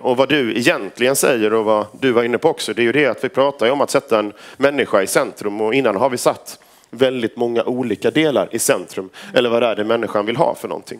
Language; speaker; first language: Swedish; native; Swedish